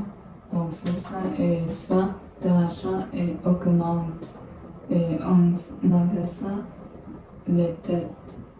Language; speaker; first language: French; non-native, learner; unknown